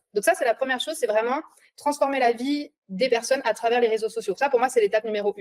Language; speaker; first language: French; native; French